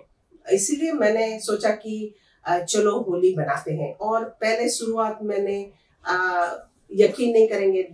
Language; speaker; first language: Hindi; non-native, local second language; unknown